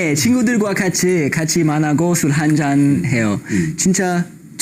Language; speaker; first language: Korean; non-native, learner; English